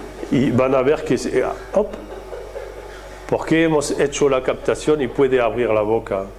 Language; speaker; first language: Spanish; non-native, fluent; French